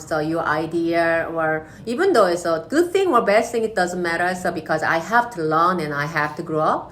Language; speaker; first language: English; non-native, learner; Korean